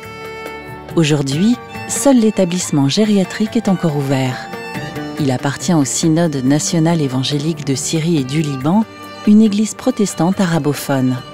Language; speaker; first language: French; native; French